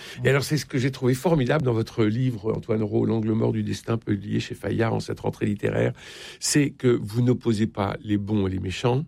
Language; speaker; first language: French; native; French